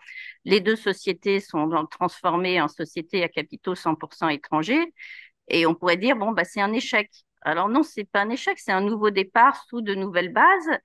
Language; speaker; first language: French; native; French